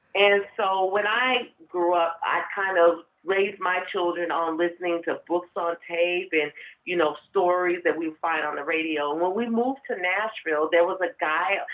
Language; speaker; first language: English; native; English